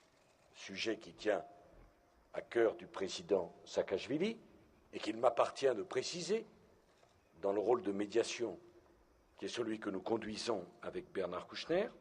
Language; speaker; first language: French; native; French